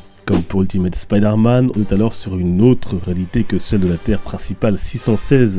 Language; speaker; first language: French; native; French